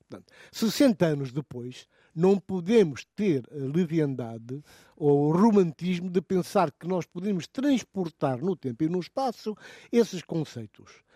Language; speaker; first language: Portuguese; non-native, local second language; Upper Guinea Crioulo